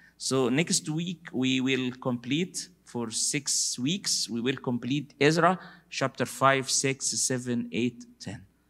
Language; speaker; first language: English; non-native, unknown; Arabic